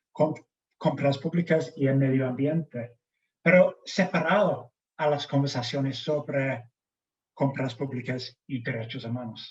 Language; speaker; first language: Spanish; non-native, fluent; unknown